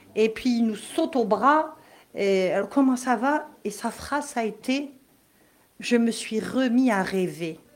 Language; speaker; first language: French; non-native, local second language; Kabyle